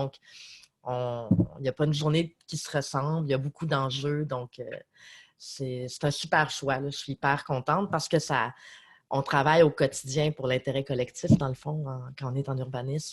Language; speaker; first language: French; native; French